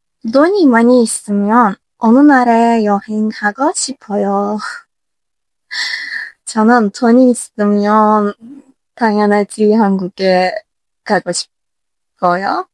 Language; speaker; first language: Korean; non-native, learner; Turkish